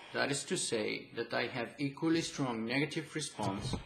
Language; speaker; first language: English; non-native, fluent; Bulgarian